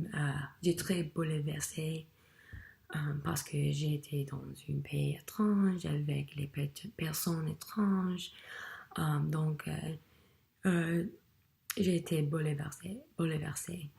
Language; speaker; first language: French; non-native, learner; English